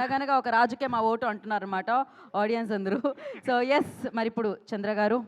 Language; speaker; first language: Telugu; native; Telugu